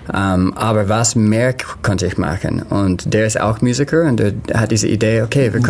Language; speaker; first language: German; non-native, learner; English